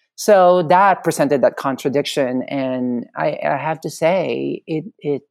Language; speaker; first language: English; non-native, local second language; Filipino